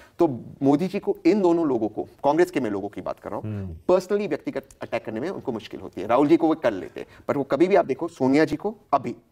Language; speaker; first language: Hindi; native; Hindi